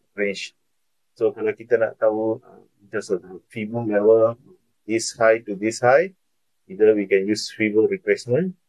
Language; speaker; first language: English; non-native, local second language; Malay